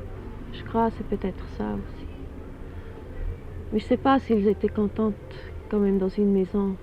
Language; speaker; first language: French; non-native, fluent; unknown